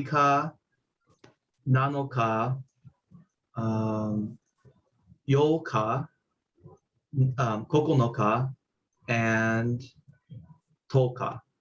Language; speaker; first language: Japanese; non-native, learner; English